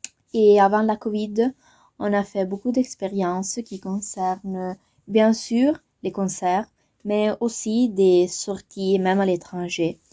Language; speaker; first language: French; non-native, local second language; Italian